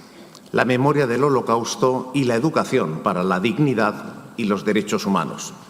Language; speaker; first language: Spanish; native; Spanish